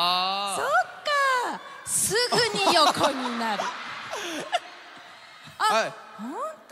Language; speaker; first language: Japanese; native; Japanese